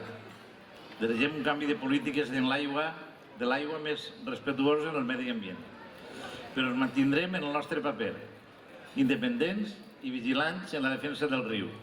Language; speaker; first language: Catalan; native; Catalan